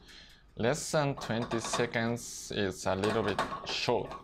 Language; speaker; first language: English; non-native, learner; Japanese